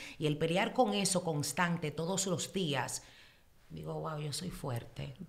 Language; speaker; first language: Spanish; early bilingual, heritage; Spanish